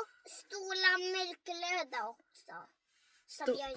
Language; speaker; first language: Swedish; early bilingual, other home language; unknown